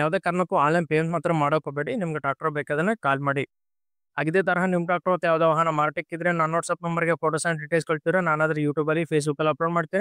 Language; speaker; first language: Kannada; native; Kannada